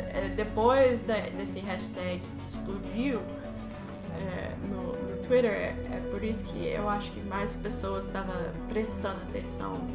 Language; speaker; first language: Portuguese; early bilingual, heritage; Portuguese